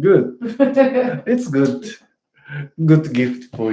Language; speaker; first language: English; non-native, learner; Japanese